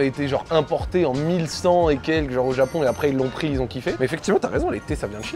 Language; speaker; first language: French; native; French